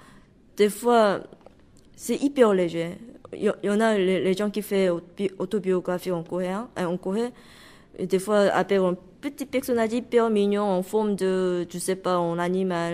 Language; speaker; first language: French; non-native, learner; Korean